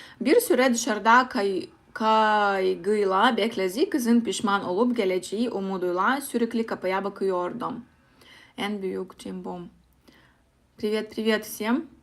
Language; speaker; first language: Turkish; non-native, learner; Russian